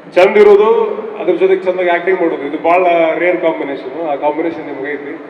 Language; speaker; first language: Kannada; native; Kannada